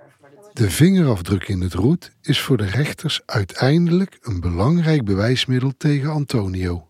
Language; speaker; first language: Dutch; native; Dutch